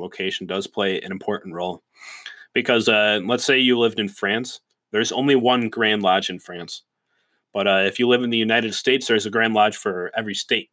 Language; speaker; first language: English; native; English